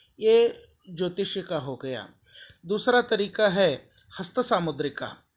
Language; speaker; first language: Hindi; non-native, local second language; Kannada